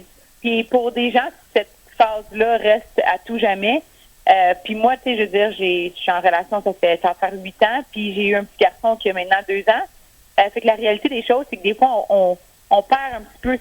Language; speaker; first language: French; native; French